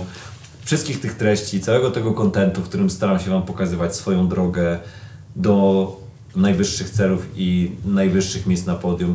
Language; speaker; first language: Polish; native; Polish